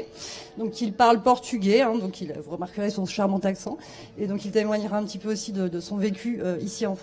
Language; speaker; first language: French; native; French